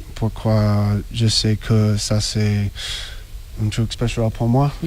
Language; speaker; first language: French; non-native, learner; English